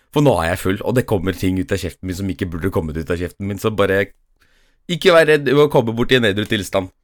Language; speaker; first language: Norwegian; early bilingual, other home language; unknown